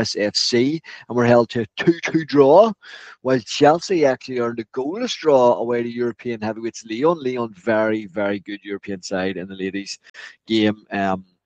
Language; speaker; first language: English; native; English